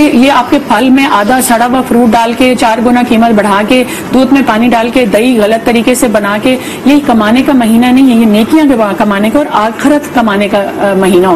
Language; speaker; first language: Urdu; native; Urdu